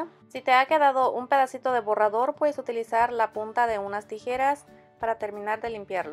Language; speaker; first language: Spanish; native; Spanish